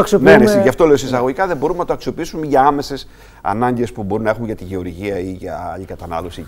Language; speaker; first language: Greek; native; Greek